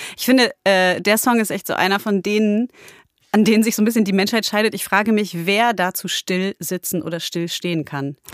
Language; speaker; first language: German; early bilingual, other home language; Polish